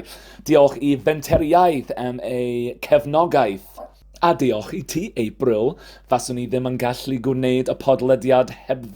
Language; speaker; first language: Welsh; non-native, fluent; English